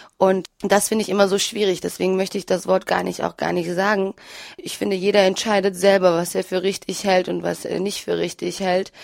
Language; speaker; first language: German; early bilingual, other home language; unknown